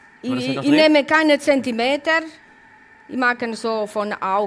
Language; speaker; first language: German; non-native, learner; Italian